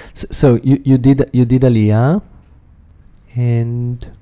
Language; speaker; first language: English; non-native, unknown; Hebrew